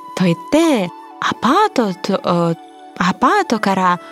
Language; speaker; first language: Japanese; non-native, fluent; Russian